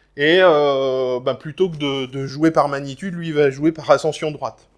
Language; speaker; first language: French; native; French